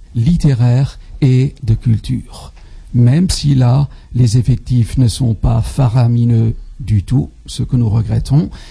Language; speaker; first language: French; non-native, fluent; Dutch